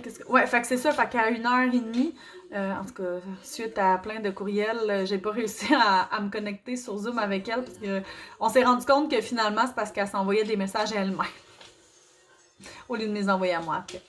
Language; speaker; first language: French; native; French